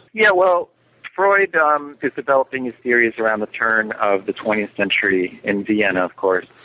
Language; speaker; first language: English; native; English